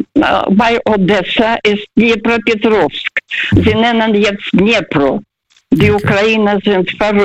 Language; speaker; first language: German; early bilingual, heritage; German